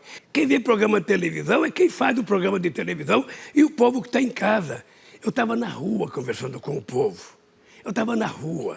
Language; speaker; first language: Portuguese; native; Portuguese